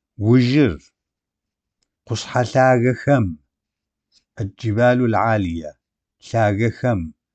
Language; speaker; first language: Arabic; non-native, local second language; Adyghe